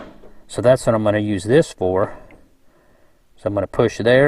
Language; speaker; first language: English; native; English